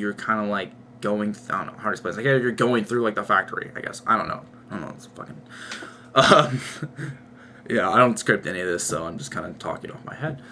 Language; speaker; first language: English; native; English